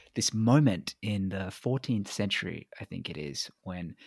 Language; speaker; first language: English; native; English